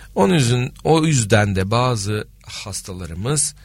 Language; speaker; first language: Turkish; native; Turkish